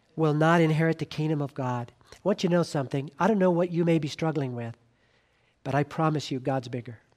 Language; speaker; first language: English; native; English